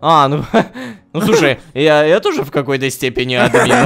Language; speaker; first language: Russian; native; Russian